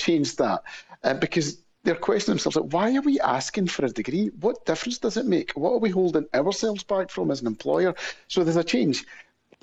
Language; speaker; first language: English; native; English